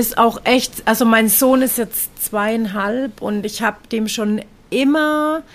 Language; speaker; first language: German; native; German